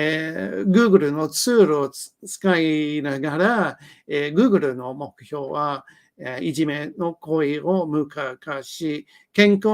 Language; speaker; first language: Japanese; non-native, learner; English